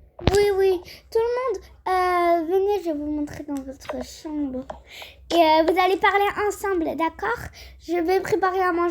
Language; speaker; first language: French; native; French